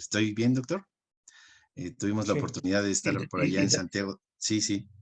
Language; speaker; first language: Spanish; native; Spanish